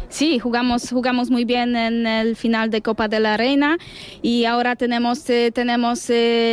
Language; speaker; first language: Spanish; non-native, learner; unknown